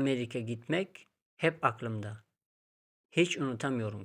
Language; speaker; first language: Turkish; non-native, fluent; Tajik